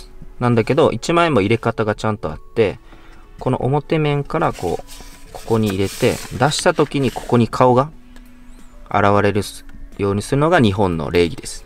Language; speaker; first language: Japanese; native; Japanese